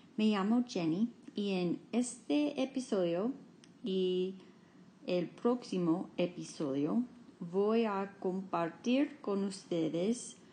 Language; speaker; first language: Spanish; non-native, fluent; English